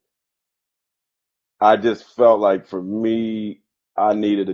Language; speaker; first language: English; native; English